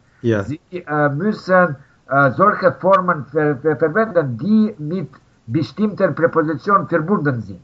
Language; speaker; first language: German; non-native, learner; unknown